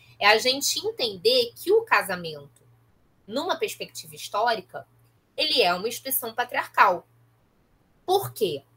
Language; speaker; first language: Portuguese; native; Portuguese